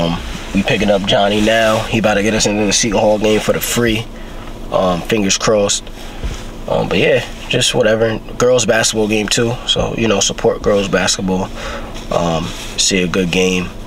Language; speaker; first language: English; native; English